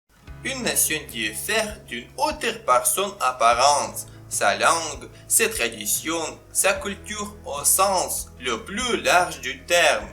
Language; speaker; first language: French; non-native, fluent; Ukrainian